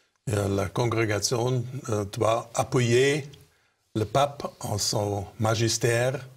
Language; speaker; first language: French; non-native, fluent; German